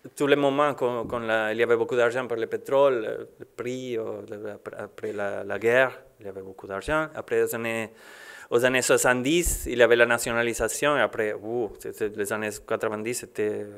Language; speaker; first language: French; non-native, learner; Spanish